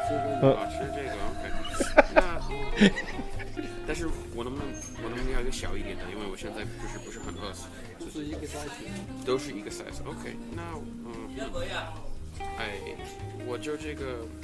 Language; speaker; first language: Chinese; non-native, fluent; English